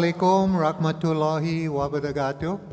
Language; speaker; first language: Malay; non-native, learner; English